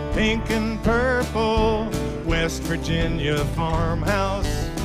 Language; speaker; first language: English; native; English